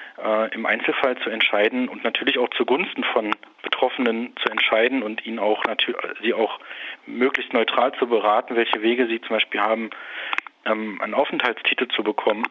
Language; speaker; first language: German; native; German